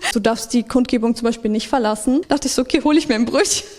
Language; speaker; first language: German; early bilingual, other home language; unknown